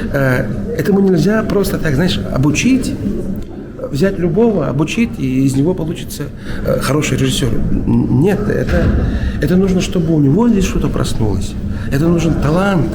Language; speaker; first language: Russian; native; Russian